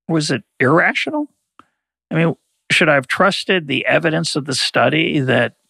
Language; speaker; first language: English; native; English